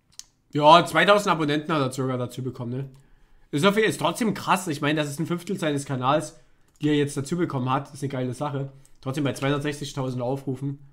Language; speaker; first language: German; native; German